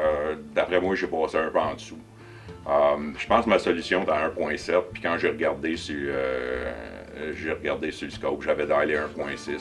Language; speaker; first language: French; native; French